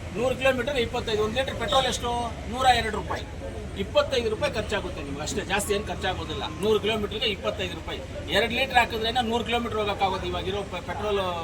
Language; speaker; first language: Kannada; native; Kannada